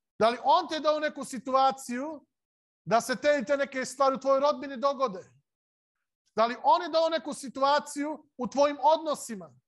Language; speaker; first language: Serbian; non-native, local second language; Slovak